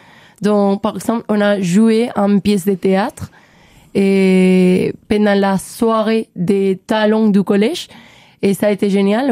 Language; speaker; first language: French; non-native, learner; Spanish